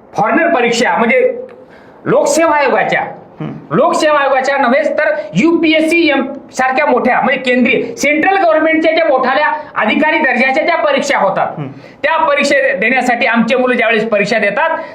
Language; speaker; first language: Marathi; non-native, local second language; Lambadi